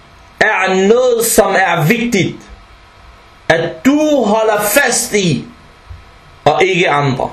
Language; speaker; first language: Danish; early bilingual, other home language; Arabic